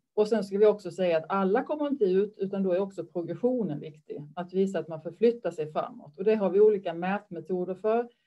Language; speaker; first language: Swedish; native; Swedish